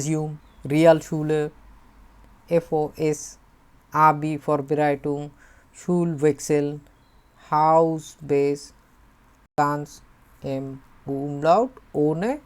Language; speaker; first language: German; non-native, fluent; Bangla